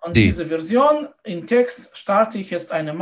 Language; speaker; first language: German; non-native, fluent; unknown